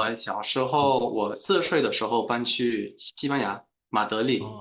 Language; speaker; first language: Chinese; non-native, fluent; Spanish